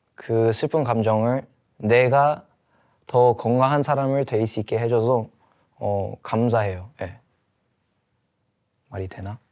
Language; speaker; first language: Korean; early bilingual, heritage; English